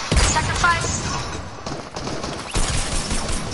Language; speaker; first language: French; native; French